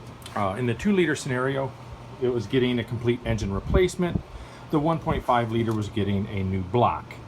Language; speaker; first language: English; native; English